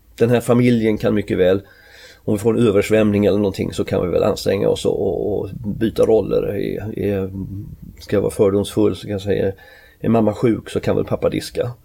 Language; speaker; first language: Swedish; native; Swedish